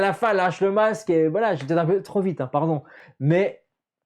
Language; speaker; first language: French; native; French